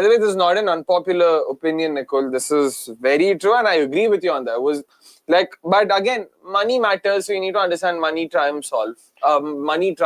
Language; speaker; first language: English; non-native, local second language; Hindi